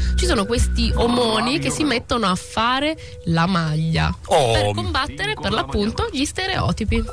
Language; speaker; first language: Italian; non-native, fluent; Albanian